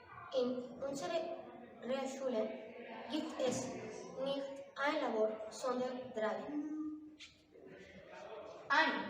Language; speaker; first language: German; non-native, learner; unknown